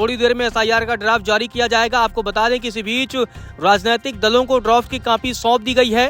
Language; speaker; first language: Hindi; native; Hindi